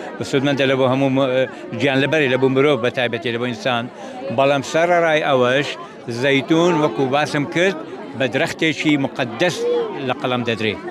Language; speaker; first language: Central Kurdish; non-native, local second language; Assyrian Neo-Aramaic